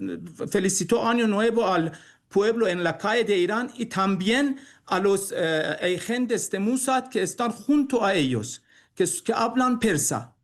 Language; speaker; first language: Spanish; non-native, learner; Persian